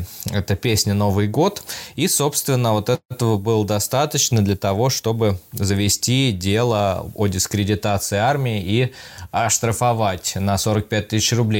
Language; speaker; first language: Russian; native; Russian